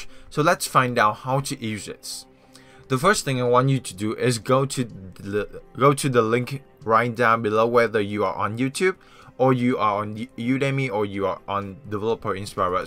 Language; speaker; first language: English; non-native, fluent; Vietnamese